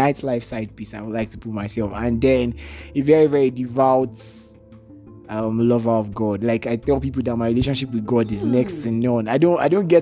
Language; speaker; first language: English; non-native, local second language; Igbo